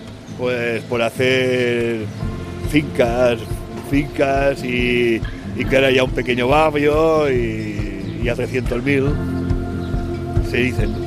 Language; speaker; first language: Spanish; native; Spanish